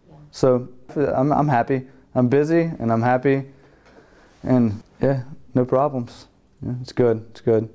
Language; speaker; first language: English; native; English